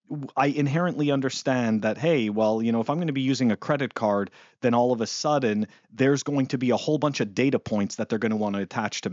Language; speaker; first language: English; native; English